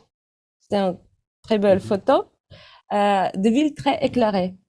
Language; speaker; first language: French; non-native, fluent; Ukrainian